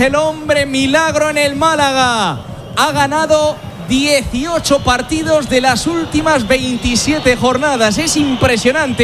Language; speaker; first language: Spanish; native; Spanish